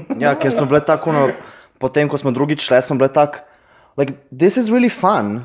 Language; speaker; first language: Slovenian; non-native, fluent; Serbian